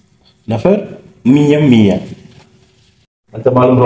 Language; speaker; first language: Arabic; non-native, learner; Tamil